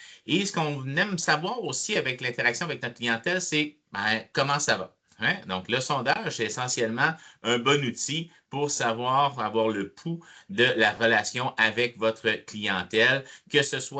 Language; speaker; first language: French; native; French